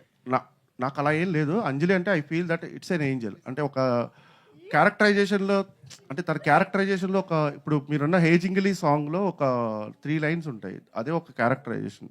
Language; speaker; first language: Telugu; native; Telugu